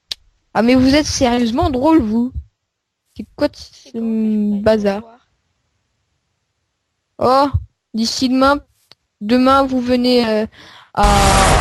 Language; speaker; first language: French; native; French